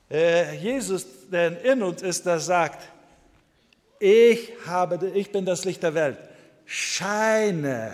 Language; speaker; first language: German; non-native, fluent; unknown